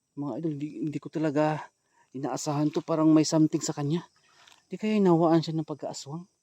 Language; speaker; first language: Filipino; native; Filipino